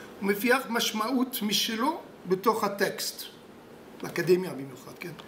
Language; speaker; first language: Hebrew; non-native, fluent; French